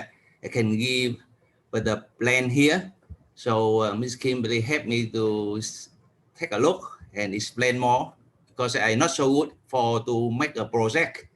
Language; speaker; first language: English; non-native, learner; Vietnamese